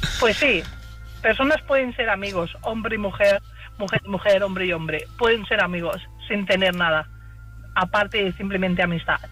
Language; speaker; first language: Spanish; native; Spanish